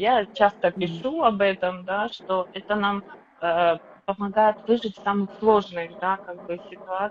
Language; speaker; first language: Russian; native; Russian